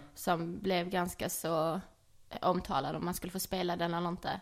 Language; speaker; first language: Swedish; native; Swedish